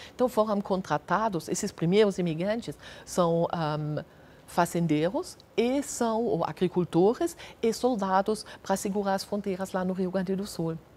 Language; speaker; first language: Portuguese; non-native, fluent; German